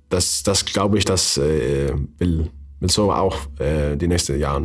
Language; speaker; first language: German; non-native, learner; Faroese